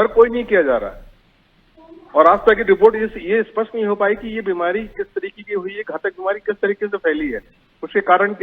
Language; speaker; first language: Hindi; native; Hindi